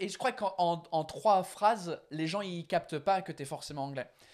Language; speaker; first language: French; non-native, fluent; English